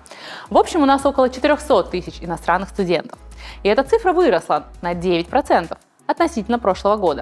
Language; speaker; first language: Russian; native; Russian